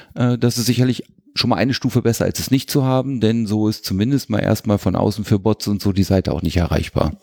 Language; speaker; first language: German; native; German